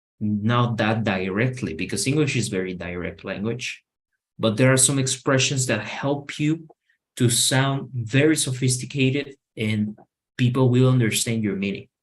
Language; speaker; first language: English; non-native, fluent; Spanish